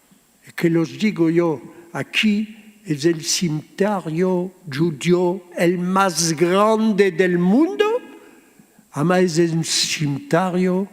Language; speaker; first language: Spanish; early bilingual, heritage; Ladino